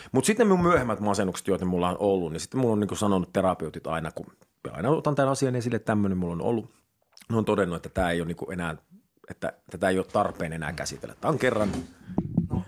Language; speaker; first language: Finnish; native; Finnish